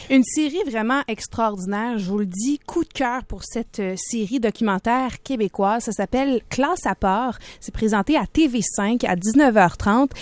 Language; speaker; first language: French; native; French